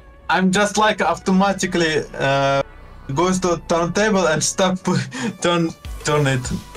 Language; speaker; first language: English; non-native, learner; Russian